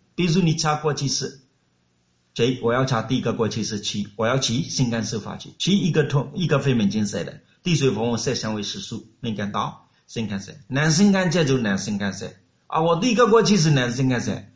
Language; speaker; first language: Chinese; non-native, fluent; Burmese